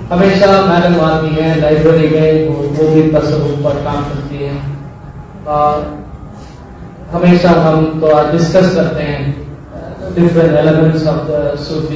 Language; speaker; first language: Hindi; non-native, local second language; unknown